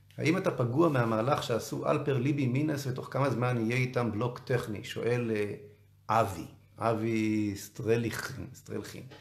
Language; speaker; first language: Hebrew; native; Hebrew